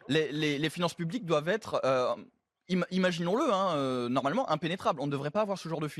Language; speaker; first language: French; native; French